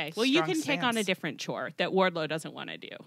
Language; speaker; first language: English; native; English